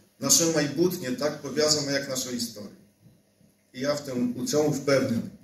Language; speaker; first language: Ukrainian; non-native, fluent; Polish